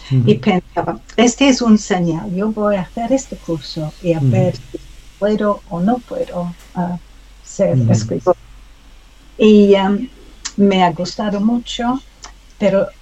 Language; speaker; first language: Spanish; non-native, learner; English